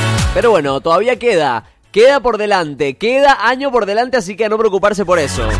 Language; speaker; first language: Spanish; native; Spanish